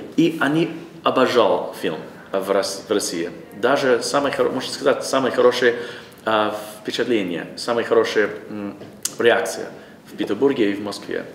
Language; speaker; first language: Russian; non-native, learner; English